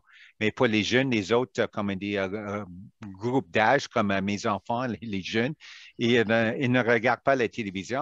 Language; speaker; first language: French; non-native, local second language; English